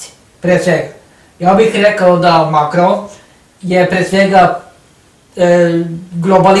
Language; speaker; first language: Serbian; non-native, learner; Norwegian